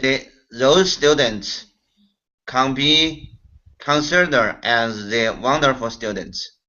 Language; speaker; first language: English; non-native, learner; Chinese